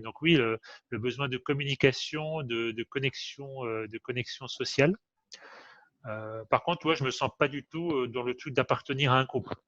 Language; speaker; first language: French; native; French